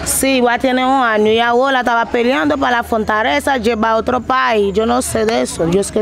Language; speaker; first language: Spanish; non-native, learner; Haitian Creole